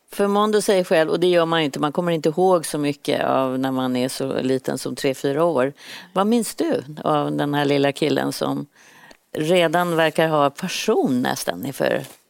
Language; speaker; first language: Swedish; native; Swedish